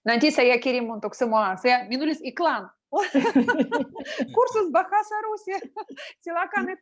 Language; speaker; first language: Indonesian; non-native, learner; Russian